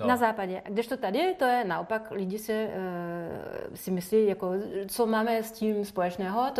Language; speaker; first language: Czech; non-native, fluent; French